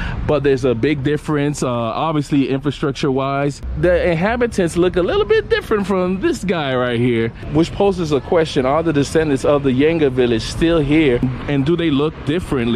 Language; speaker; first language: English; native; English